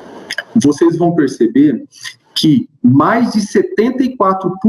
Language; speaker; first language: Portuguese; native; Portuguese